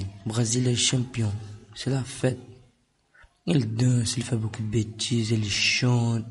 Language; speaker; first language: French; non-native, learner; Portuguese